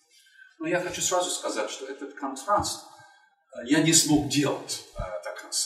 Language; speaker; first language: Russian; non-native, fluent; English